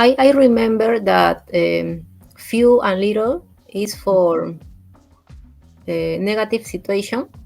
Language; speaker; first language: English; non-native, learner; Spanish